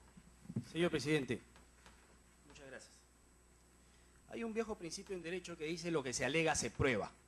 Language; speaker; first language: Spanish; native; Spanish